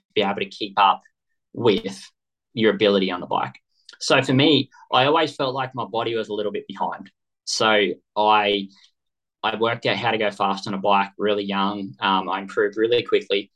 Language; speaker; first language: English; native; English